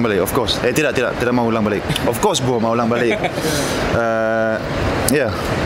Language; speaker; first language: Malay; non-native, fluent; English